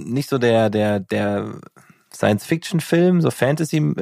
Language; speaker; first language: German; native; German